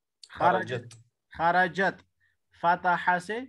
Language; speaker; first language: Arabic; non-native, fluent; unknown